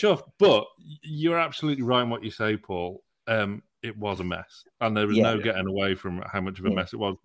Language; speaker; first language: English; native; English